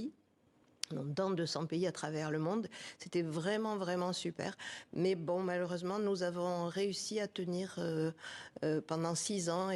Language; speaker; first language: French; native; French